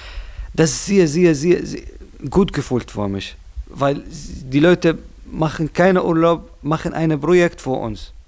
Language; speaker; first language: German; non-native, learner; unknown